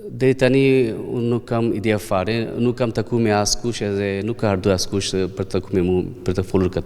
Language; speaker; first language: Albanian; non-native, learner; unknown